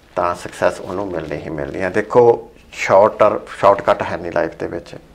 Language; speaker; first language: Punjabi; native; Punjabi